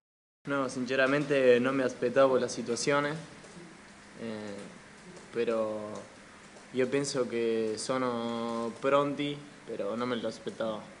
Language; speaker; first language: Italian; non-native, learner; Spanish